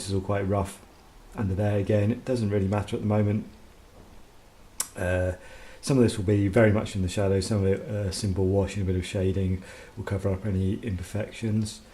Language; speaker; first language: English; native; English